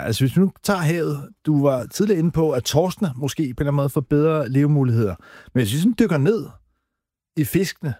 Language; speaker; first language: Danish; native; Danish